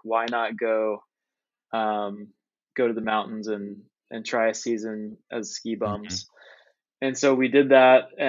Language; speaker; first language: English; native; English